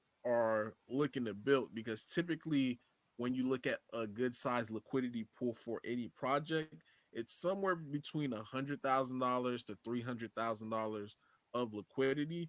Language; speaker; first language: English; native; English